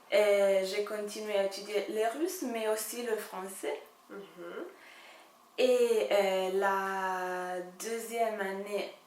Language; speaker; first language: French; non-native, fluent; Italian